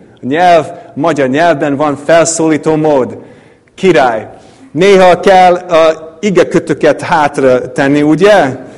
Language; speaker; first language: Hungarian; non-native, fluent; English